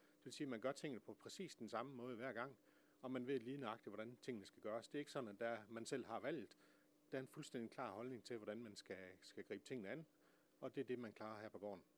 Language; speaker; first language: Danish; native; Danish